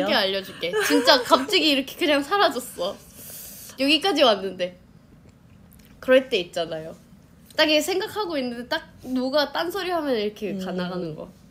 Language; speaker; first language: Korean; non-native, fluent; Thai